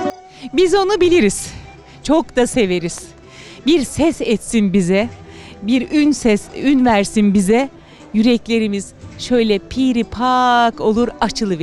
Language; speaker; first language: Turkish; native; Turkish